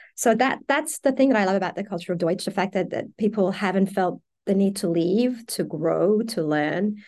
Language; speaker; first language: English; early bilingual, other home language; Persian